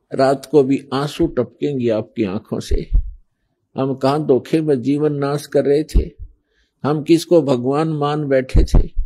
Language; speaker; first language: Hindi; native; Hindi